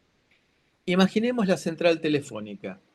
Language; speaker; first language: Spanish; native; Spanish